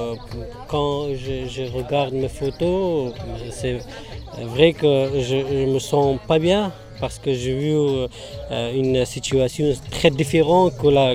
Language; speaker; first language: French; non-native, learner; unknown